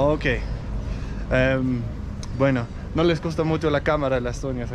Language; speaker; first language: Spanish; non-native, learner; Danish